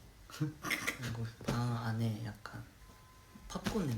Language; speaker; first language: Korean; non-native, fluent; Japanese